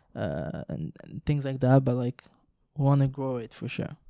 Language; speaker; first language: English; non-native, fluent; French